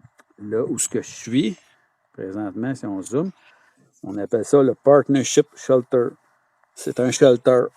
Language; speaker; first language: French; native; French